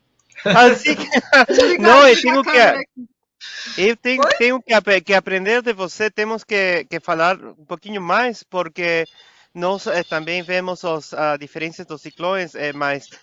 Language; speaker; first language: Portuguese; non-native, fluent; Spanish